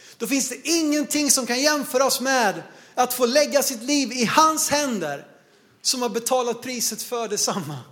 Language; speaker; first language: Swedish; native; Swedish